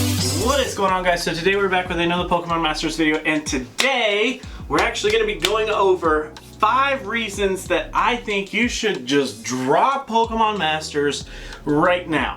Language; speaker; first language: English; native; English